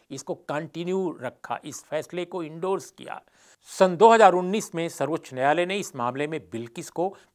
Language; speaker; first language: Hindi; native; Hindi